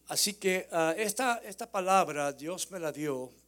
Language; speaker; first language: Spanish; native; Spanish